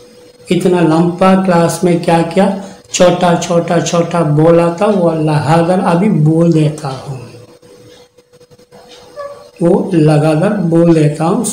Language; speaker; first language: Hindi; non-native, local second language; Tamil